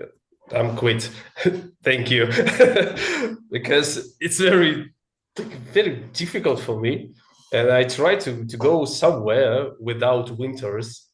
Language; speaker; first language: English; non-native, learner; Russian